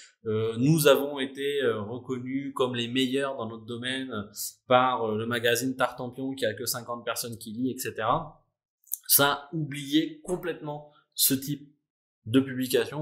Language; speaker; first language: French; native; French